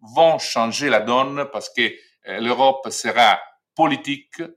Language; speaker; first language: French; non-native, fluent; Italian